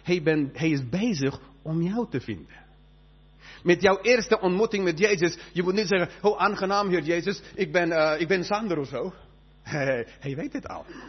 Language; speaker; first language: Dutch; non-native, fluent; English